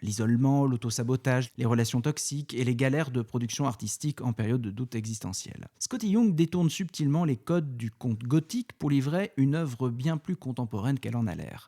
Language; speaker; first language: French; native; French